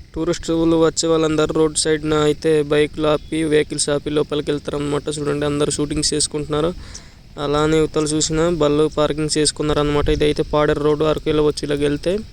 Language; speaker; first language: Telugu; native; Telugu